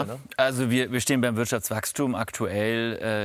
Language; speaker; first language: German; native; German